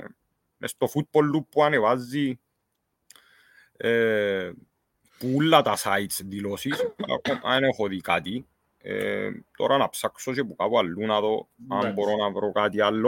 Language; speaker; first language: Greek; native; Greek